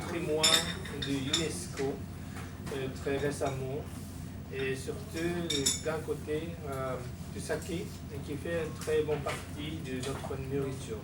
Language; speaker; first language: French; non-native, learner; Japanese